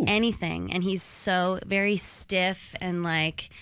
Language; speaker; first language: English; native; English